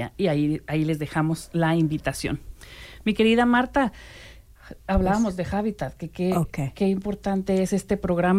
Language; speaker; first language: Spanish; native; Spanish